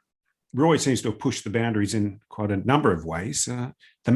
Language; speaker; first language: English; native; English